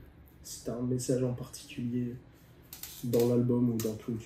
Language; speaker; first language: French; native; French